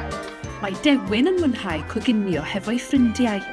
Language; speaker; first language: Welsh; native; Welsh